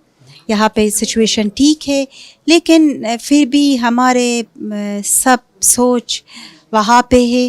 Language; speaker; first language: Hindi; non-native, fluent; Punjabi